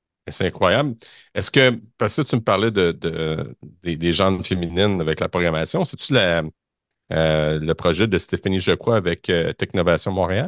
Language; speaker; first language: French; native; French